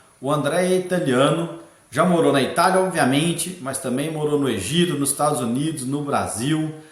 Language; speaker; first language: Portuguese; native; Portuguese